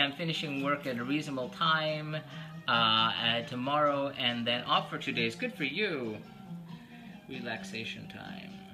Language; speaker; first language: English; early bilingual, other home language; Spanish